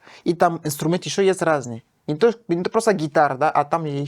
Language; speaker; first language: Russian; non-native, fluent; French